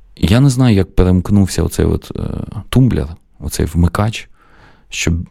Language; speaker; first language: Ukrainian; non-native, local second language; Russian